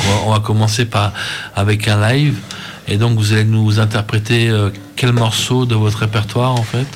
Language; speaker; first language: French; native; French